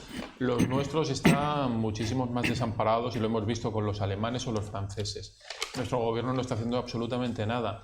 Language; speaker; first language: Spanish; native; Spanish